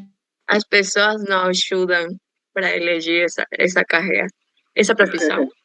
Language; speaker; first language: Portuguese; non-native, learner; Spanish